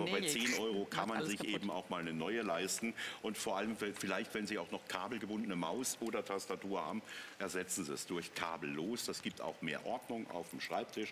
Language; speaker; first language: German; native; German